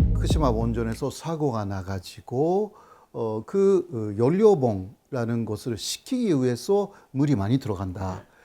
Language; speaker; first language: Korean; non-native, fluent; Japanese